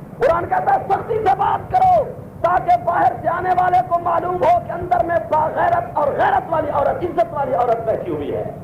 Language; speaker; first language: Urdu; non-native, local second language; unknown